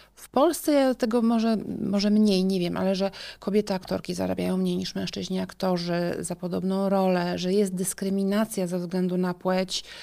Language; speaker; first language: Polish; native; Polish